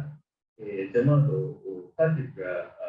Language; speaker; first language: Spanish; non-native, fluent; Japanese